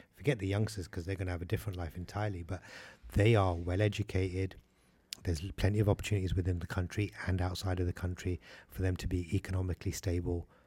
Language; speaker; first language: English; early bilingual, other home language; Hindi